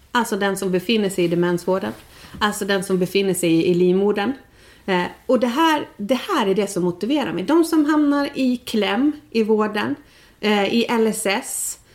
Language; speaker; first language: Swedish; native; Swedish